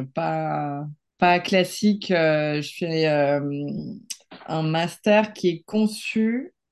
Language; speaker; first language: French; non-native, fluent; Spanish